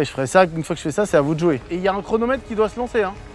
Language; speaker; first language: French; native; French